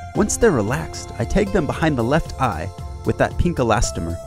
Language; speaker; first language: English; native; English